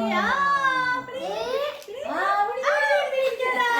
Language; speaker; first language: Malayalam; non-native, learner; Bangla